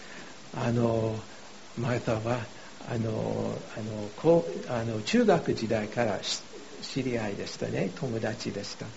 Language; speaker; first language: Japanese; non-native, fluent; English